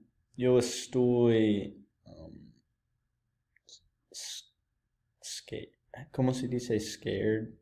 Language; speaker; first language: Spanish; non-native, learner; English